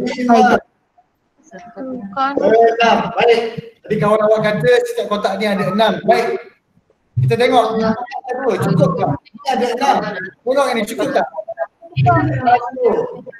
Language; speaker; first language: Malay; native; Malay